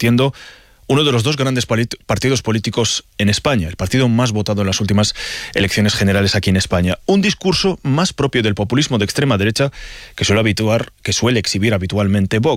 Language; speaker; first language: Spanish; native; Spanish